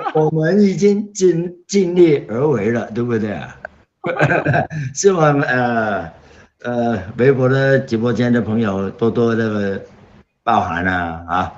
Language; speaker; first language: Chinese; non-native, local second language; Cantonese